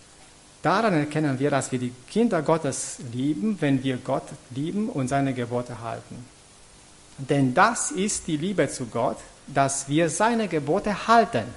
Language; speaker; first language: German; non-native, fluent; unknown